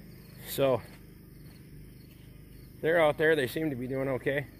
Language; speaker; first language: English; native; English